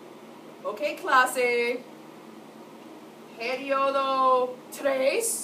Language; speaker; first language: Spanish; non-native, fluent; English